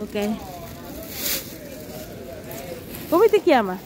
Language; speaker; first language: Italian; non-native, learner; Filipino